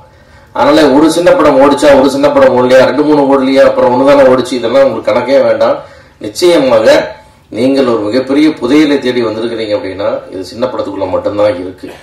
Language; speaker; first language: Tamil; native; Tamil